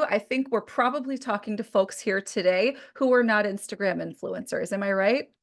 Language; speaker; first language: English; native; English